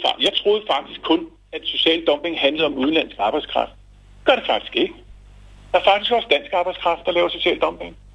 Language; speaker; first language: Danish; native; Danish